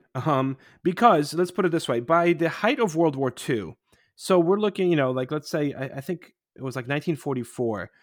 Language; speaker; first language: English; non-native, fluent; Polish